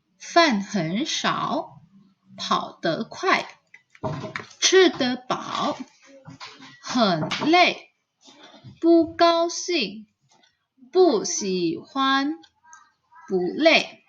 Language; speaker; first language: Chinese; non-native, fluent; Indonesian